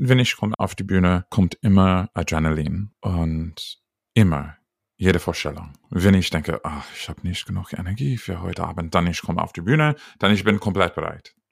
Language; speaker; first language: German; non-native, learner; English